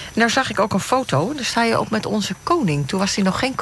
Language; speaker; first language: Dutch; native; Dutch